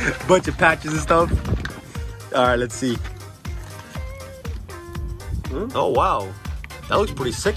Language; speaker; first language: English; native; English